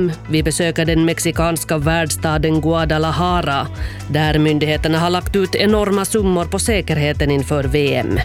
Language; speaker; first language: Swedish; native; Swedish